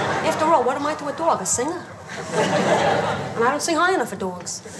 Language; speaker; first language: English; native; English